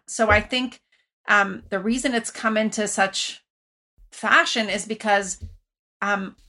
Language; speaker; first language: English; early bilingual, other home language; Persian